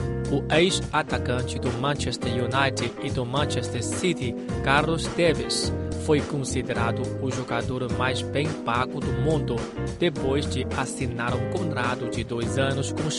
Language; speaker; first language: Portuguese; non-native, fluent; Chinese